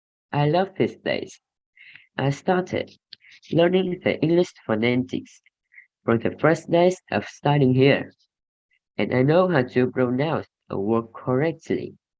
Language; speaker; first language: English; non-native, learner; Vietnamese